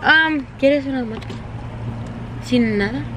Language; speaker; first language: Spanish; early bilingual, heritage; Spanish